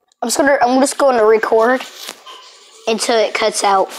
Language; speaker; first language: English; native; English